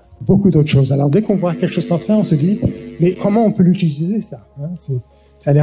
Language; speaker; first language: French; early bilingual, heritage; French